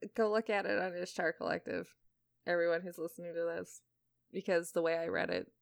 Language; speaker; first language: English; native; English